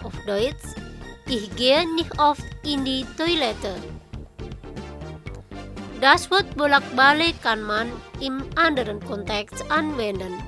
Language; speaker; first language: German; non-native, learner; Indonesian